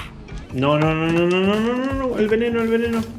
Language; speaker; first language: Spanish; native; Spanish